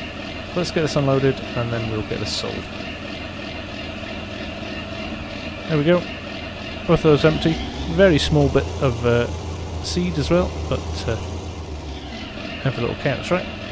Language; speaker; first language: English; native; English